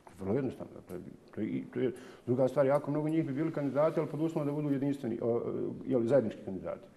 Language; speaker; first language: Bosnian; native; Bosnian